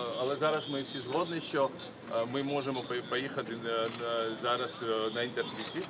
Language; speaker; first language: Ukrainian; non-native, fluent; Georgian